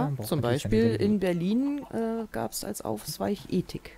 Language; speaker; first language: German; native; German